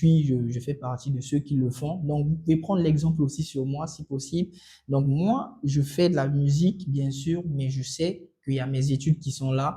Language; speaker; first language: French; non-native, local second language; Sango